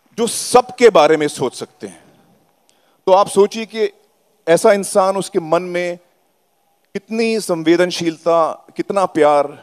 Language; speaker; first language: Hindi; native; Hindi